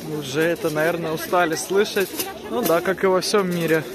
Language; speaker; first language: Russian; early bilingual, heritage; Russian